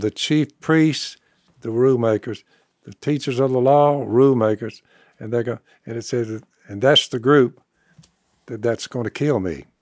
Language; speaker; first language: English; native; English